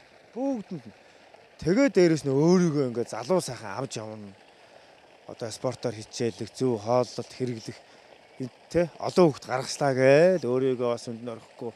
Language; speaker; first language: Mongolian; native; Mongolian